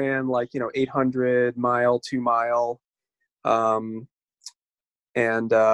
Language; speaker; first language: English; native; English